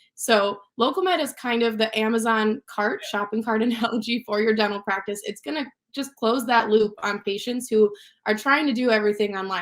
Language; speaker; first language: English; native; English